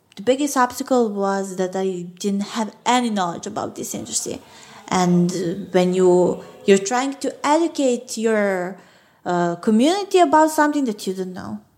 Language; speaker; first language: English; non-native, fluent; Serbian